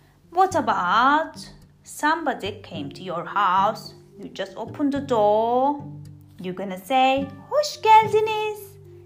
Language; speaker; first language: English; non-native, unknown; Turkish